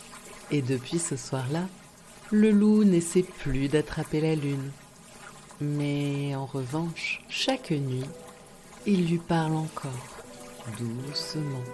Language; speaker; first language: French; native; French